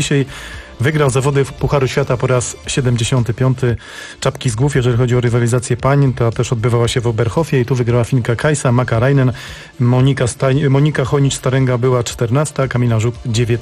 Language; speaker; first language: Polish; native; Polish